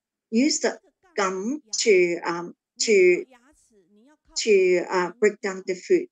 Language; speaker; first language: English; non-native, learner; Chinese